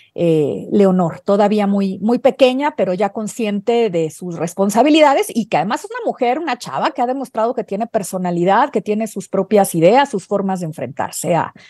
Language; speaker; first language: Spanish; native; Spanish